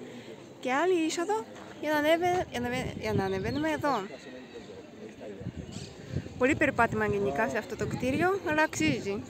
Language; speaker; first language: Greek; non-native, fluent; Japanese